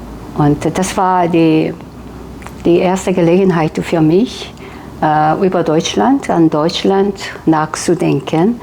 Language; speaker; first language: German; non-native, fluent; Korean